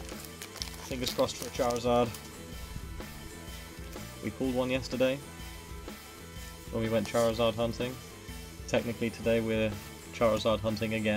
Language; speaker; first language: English; native; English